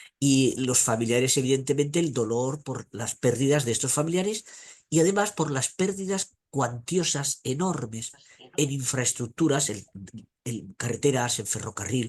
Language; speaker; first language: Spanish; native; Spanish